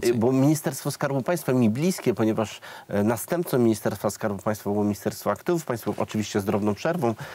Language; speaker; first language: Polish; native; Polish